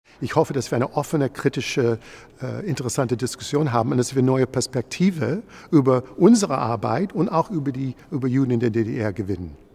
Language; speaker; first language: German; non-native, fluent; English